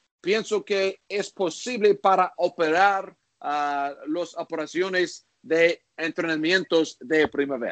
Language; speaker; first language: Spanish; non-native, learner; English